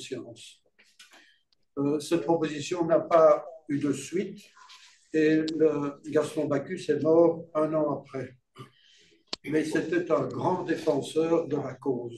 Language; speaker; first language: French; native; French